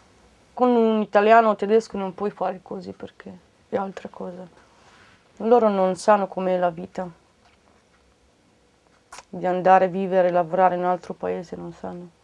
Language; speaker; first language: Italian; non-native, fluent; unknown